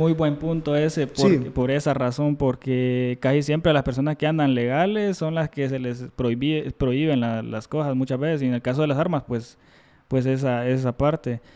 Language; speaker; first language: Spanish; native; Spanish